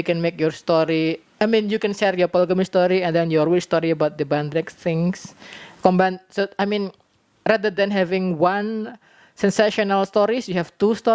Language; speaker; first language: English; non-native, learner; Indonesian